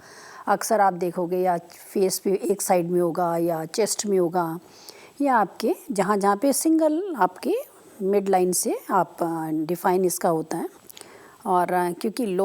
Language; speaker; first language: Hindi; native; Hindi